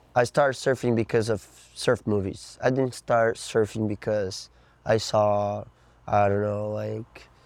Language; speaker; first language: English; non-native, fluent; Portuguese